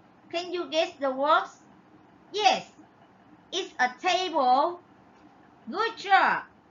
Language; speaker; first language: English; non-native, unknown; Vietnamese